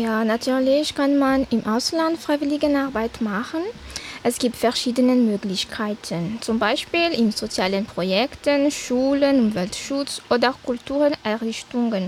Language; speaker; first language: German; non-native, fluent; Malagasy